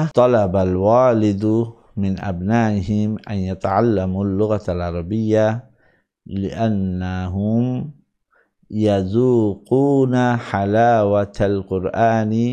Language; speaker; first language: Arabic; non-native, fluent; Bangla